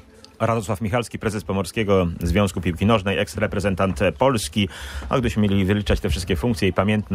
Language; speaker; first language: Polish; native; Polish